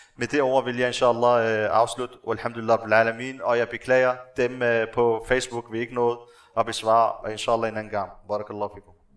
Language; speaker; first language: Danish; non-native, local second language; Arabic